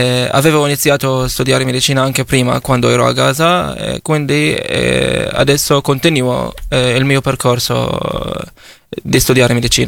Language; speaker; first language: Italian; non-native, fluent; Arabic